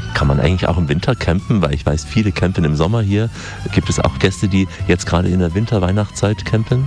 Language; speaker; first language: German; native; German